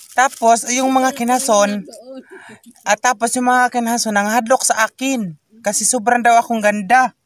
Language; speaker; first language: Filipino; non-native, local second language; Cebuano